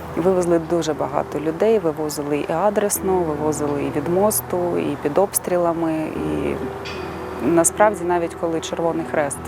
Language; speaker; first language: Ukrainian; native; Ukrainian